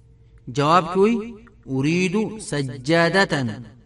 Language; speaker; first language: Arabic; non-native, fluent; Pashto